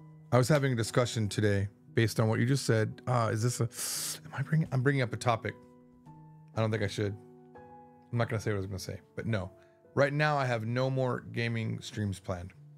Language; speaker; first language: English; native; English